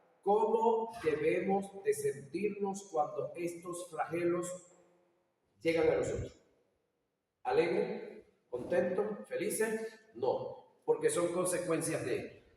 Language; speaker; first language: Spanish; native; Spanish